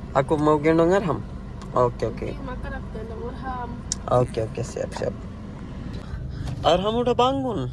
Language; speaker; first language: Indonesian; non-native, learner; Urdu